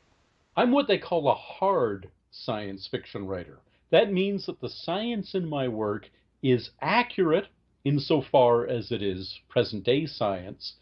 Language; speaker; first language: English; native; English